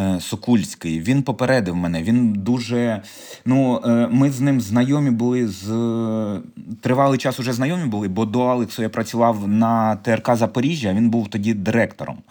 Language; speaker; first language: Ukrainian; native; Ukrainian